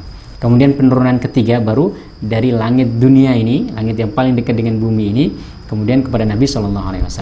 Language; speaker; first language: Indonesian; native; Indonesian